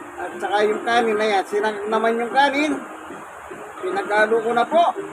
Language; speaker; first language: Filipino; non-native, local second language; Pampanga